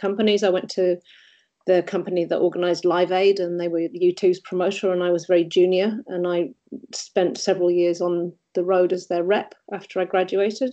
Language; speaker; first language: English; native; English